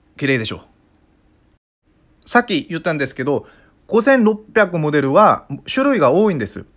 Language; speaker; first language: Japanese; non-native, fluent; Korean